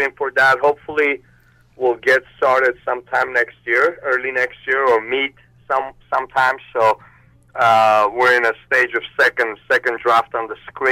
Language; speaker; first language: English; non-native, fluent; Armenian